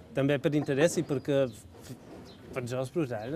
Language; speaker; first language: Catalan; non-native, fluent; German